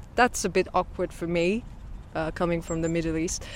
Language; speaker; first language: English; non-native, fluent; Persian